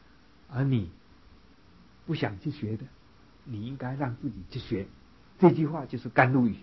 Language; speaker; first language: Chinese; native; Chinese